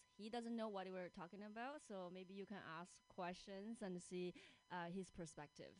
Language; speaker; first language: English; non-native, fluent; Chinese